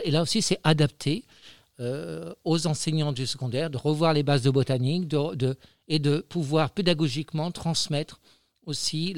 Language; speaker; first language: French; native; French